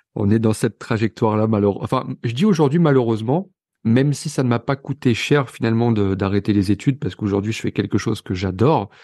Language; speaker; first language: French; native; French